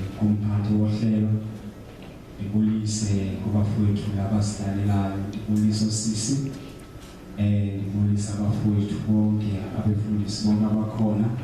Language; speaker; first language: Zulu; non-native, local second language; Xhosa